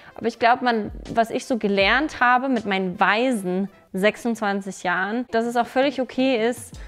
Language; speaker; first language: German; native; German